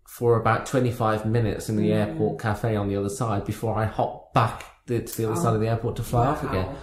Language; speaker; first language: English; native; English